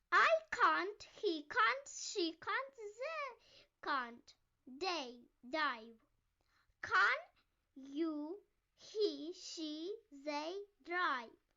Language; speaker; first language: English; non-native, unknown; Ukrainian